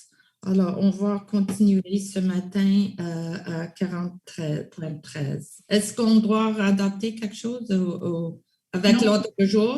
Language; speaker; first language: French; non-native, local second language; English